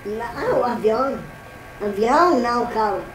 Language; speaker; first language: Portuguese; non-native, learner; Italian